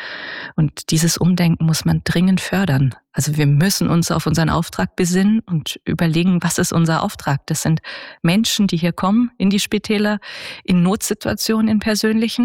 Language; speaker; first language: German; native; German